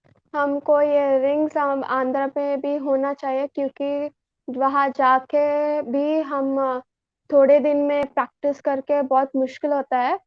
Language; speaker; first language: Hindi; non-native, local second language; Telugu